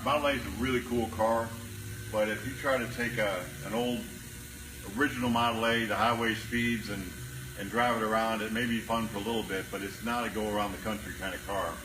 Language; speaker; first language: English; native; English